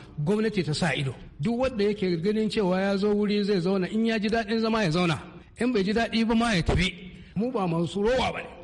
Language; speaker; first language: Hausa; non-native, local second language; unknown